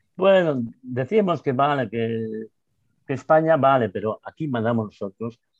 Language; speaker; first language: Spanish; non-native, local second language; Basque